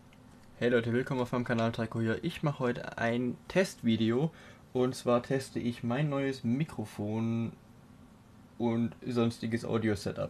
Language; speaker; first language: German; native; German